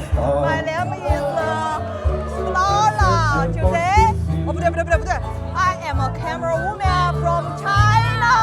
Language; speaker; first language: English; non-native, learner; Chinese